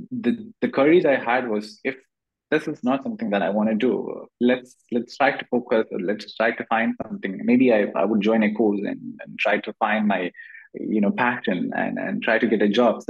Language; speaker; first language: English; non-native, local second language; Malayalam